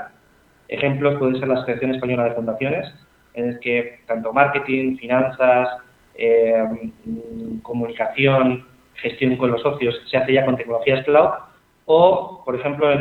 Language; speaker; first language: Spanish; native; Spanish